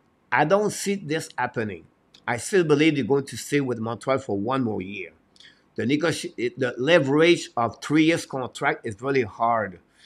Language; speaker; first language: English; non-native, fluent; French